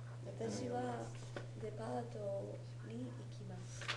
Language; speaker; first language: Japanese; non-native, learner; English